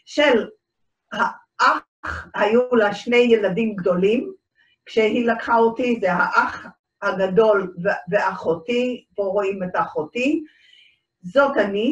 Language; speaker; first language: Hebrew; early bilingual, other home language; Dutch